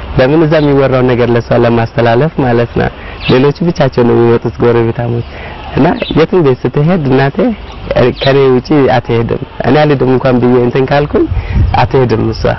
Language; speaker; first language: Amharic; non-native, local second language; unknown